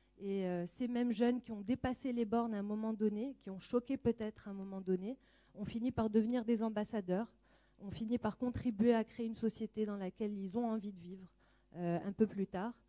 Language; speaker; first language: French; non-native, local second language; Arabic